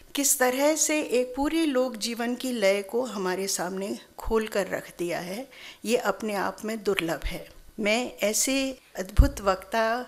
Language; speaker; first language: Hindi; native; Hindi